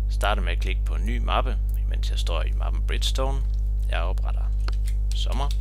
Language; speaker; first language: Danish; native; Danish